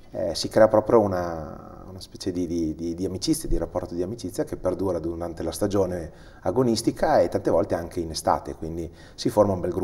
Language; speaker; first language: Italian; native; Italian